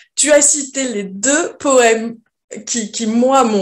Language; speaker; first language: Portuguese; non-native, fluent; French